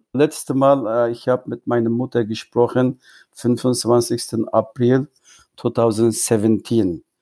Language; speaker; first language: German; non-native, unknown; Uyghur